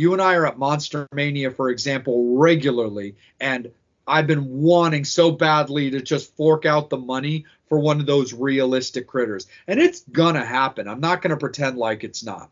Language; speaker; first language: English; native; English